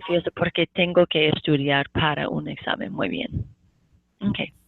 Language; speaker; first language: Spanish; non-native, fluent; English